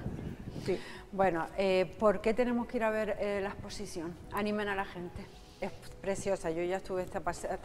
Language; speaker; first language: Spanish; native; Spanish